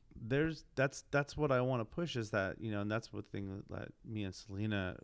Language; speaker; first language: English; early bilingual, other home language; Spanish